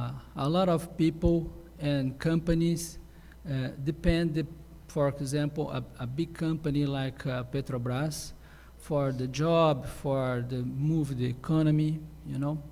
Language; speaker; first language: English; non-native, learner; Portuguese